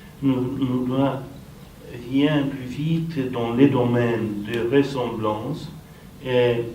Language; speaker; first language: French; non-native, fluent; Romanian